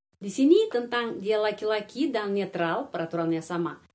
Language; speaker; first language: Indonesian; non-native, fluent; Russian